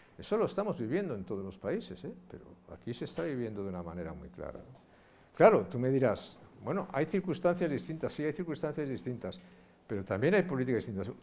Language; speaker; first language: Spanish; native; Spanish